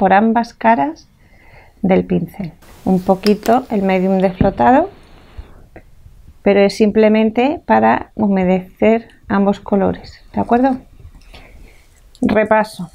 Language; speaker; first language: Spanish; native; Spanish